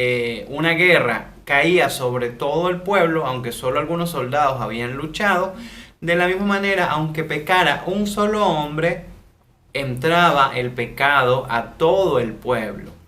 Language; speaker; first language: Spanish; native; Spanish